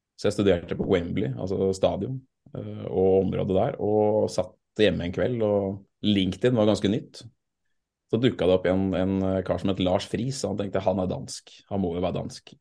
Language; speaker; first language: Norwegian; native; Norwegian